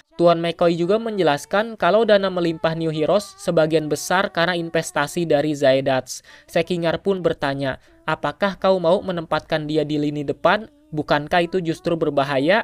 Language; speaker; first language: Indonesian; native; Indonesian